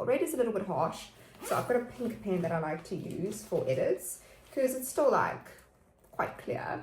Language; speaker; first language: English; native; English